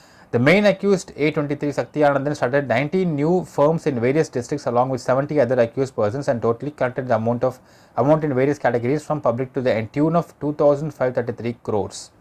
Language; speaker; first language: English; non-native, local second language; Tamil